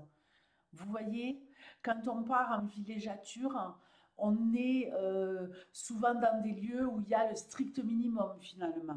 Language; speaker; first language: French; native; French